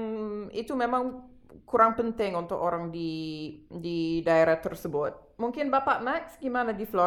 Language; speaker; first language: Indonesian; non-native, fluent; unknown